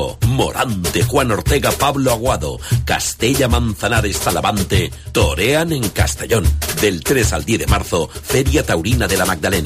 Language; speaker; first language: Spanish; native; Spanish